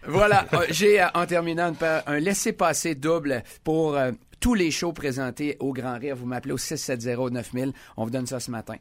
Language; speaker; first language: French; native; French